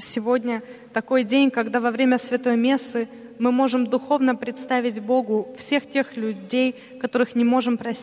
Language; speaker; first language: Russian; native; Russian